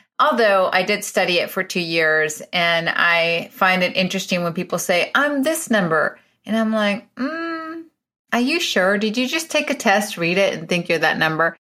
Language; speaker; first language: English; early bilingual, other home language; Spanish